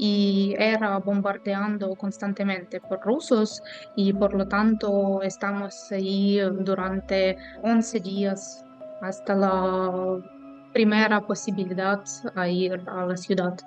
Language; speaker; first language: Spanish; non-native, fluent; Ukrainian